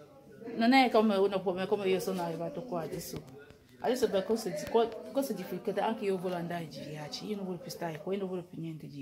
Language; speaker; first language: Italian; non-native, learner; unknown